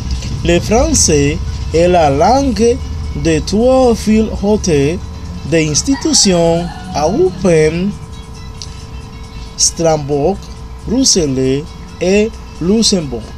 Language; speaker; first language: French; non-native, learner; Spanish